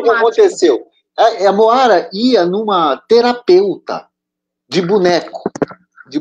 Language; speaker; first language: Portuguese; native; Portuguese